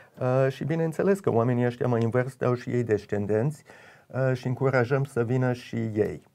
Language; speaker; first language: Romanian; early bilingual, heritage; Romanian